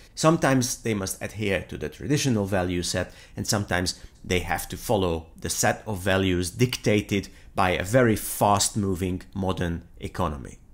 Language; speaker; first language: English; non-native, fluent; Hungarian